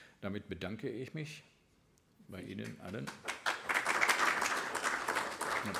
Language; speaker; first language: German; native; German